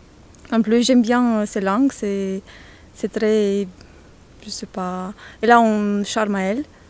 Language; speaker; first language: French; non-native, learner; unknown